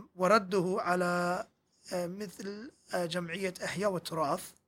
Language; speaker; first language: Arabic; non-native, fluent; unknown